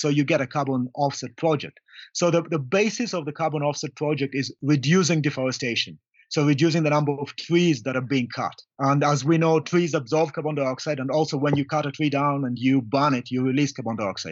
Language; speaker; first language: English; non-native, local second language; Luyia